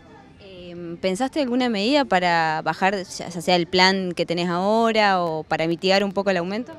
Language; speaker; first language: Spanish; native; Spanish